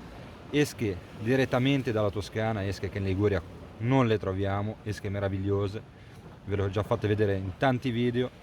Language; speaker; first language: Italian; native; Italian